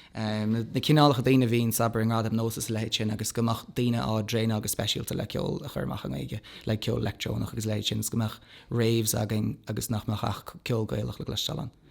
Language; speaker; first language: Irish; non-native, local second language; English